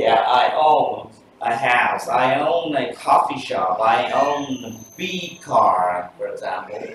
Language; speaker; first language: English; non-native, fluent; Vietnamese